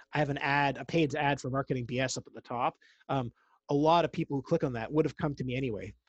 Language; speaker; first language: English; native; English